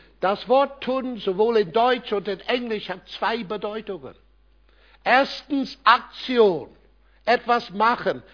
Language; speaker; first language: German; non-native, fluent; English